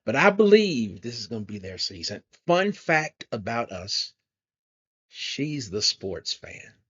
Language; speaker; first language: English; native; English